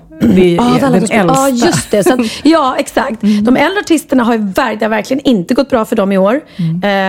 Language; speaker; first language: Swedish; native; Swedish